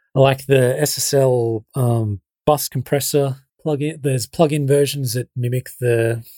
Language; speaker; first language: English; native; English